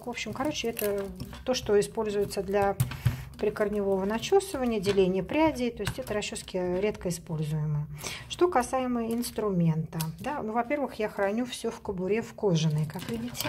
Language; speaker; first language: Russian; native; Russian